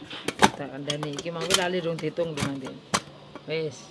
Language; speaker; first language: Indonesian; native; Indonesian